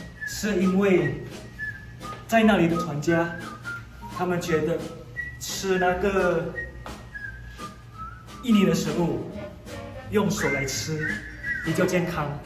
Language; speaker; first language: Chinese; non-native, fluent; Indonesian